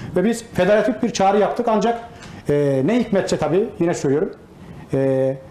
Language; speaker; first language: Turkish; native; Turkish